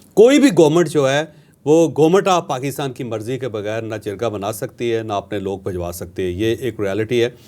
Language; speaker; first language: Urdu; non-native, local second language; Punjabi